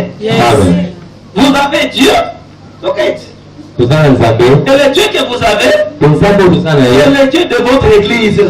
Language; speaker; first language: French; non-native, local second language; Lingala